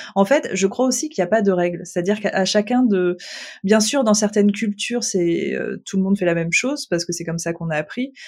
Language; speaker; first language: French; native; French